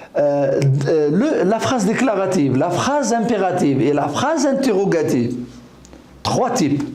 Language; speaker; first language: French; non-native, local second language; Arabic